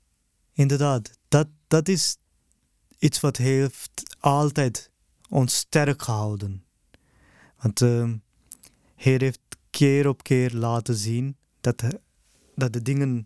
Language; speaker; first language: Dutch; early bilingual, other home language; Urdu